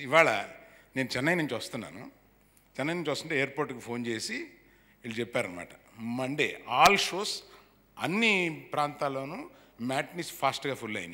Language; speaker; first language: Telugu; native; Telugu